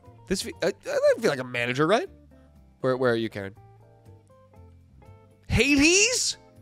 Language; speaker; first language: English; native; English